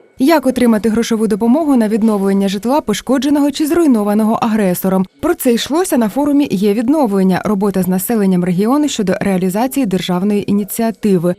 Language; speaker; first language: Ukrainian; native; Ukrainian